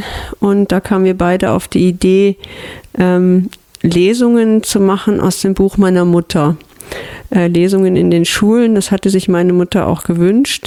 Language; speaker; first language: German; native; German